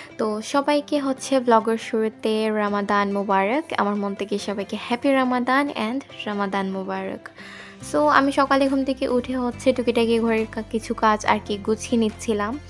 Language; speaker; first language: Bangla; non-native, local second language; Sylheti